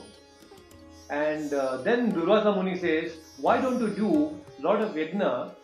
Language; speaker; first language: English; non-native, local second language; Kannada